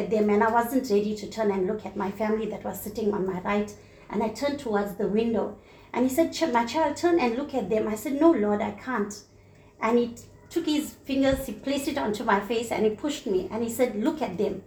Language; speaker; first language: English; native; English